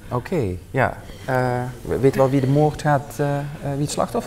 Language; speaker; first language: Dutch; native; Dutch